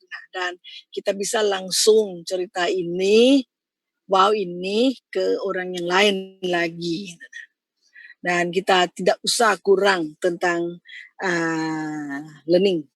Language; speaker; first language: Indonesian; non-native, fluent; Thai